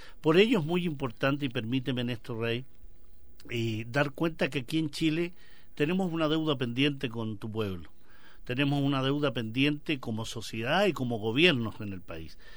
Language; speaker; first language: Spanish; native; Spanish